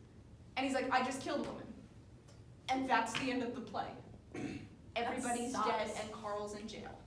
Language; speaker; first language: English; native; English